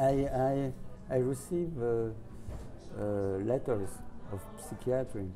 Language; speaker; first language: English; non-native, learner; French